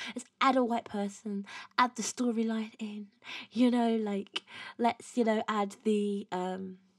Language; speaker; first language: English; native; English